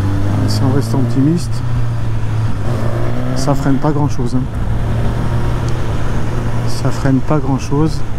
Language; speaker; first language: French; native; French